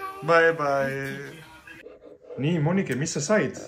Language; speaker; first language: Estonian; non-native, learner; Spanish